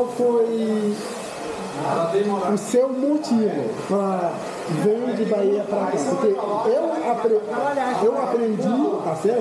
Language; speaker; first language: Portuguese; non-native, fluent; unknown